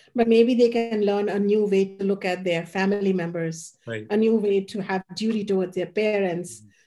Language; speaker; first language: English; non-native, local second language; Hindi